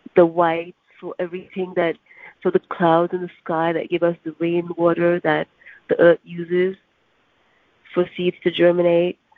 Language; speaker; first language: English; non-native, local second language; Urdu